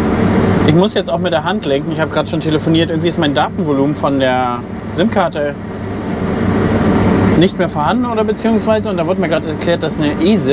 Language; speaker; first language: German; native; German